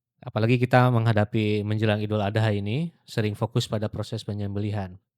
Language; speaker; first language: Indonesian; native; Indonesian